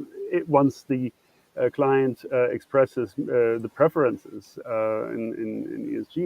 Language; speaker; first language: English; non-native, fluent; German